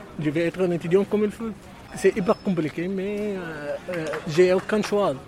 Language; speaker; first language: French; non-native, learner; Arabic